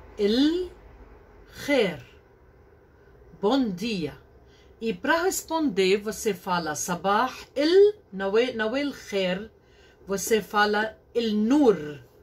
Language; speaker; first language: Portuguese; non-native, learner; Arabic